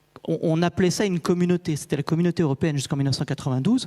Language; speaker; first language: French; native; French